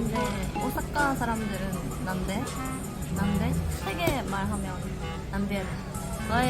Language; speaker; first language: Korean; non-native, learner; Japanese